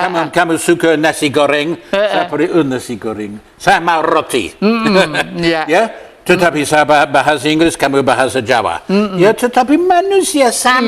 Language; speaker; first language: Indonesian; non-native, learner; English